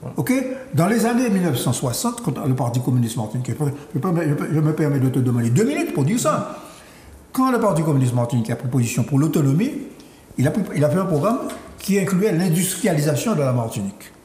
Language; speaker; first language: French; native; French